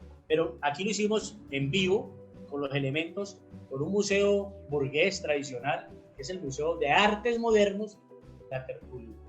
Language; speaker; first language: Spanish; native; Spanish